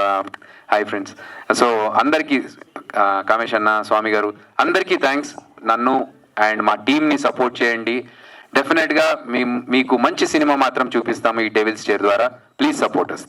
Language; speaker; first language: Telugu; native; Telugu